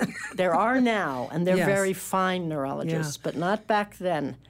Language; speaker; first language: English; native; English